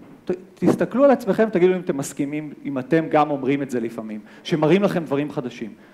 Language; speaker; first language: Hebrew; native; Hebrew